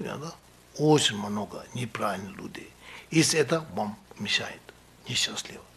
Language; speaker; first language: Russian; non-native, learner; Tibetan